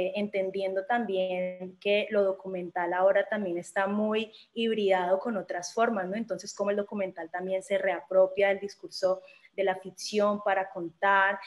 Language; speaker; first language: Spanish; native; Spanish